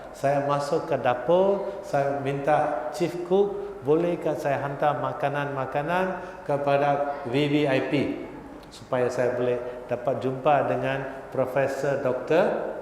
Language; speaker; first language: Malay; non-native, local second language; Tamil